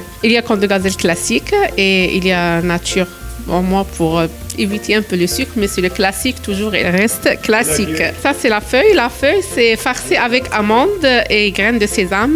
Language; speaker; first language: French; non-native, local second language; Arabic